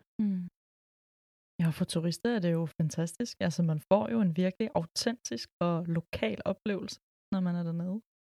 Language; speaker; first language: Danish; early bilingual, other home language; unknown